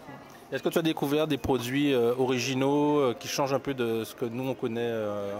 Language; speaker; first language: French; native; French